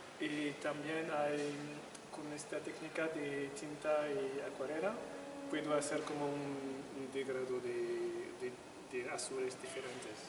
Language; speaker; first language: Spanish; non-native, learner; French